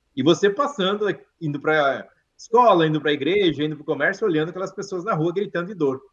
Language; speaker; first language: Portuguese; native; Portuguese